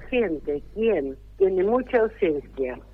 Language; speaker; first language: Spanish; non-native, fluent; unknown